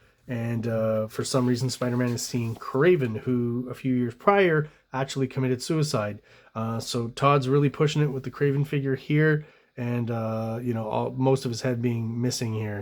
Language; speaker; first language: English; native; English